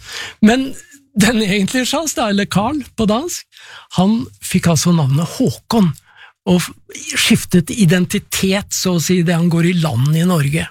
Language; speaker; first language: Norwegian; native; Norwegian